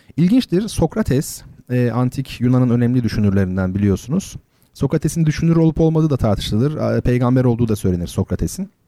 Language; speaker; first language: Turkish; native; Turkish